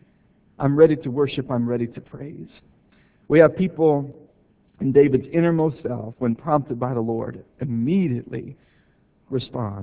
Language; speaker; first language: English; native; English